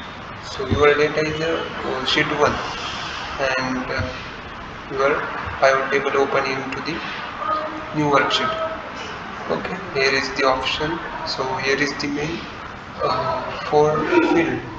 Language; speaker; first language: English; non-native, learner; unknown